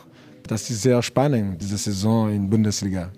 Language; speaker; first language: German; non-native, learner; French